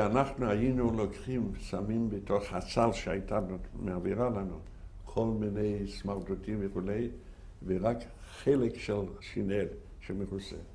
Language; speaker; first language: Hebrew; non-native, fluent; Yiddish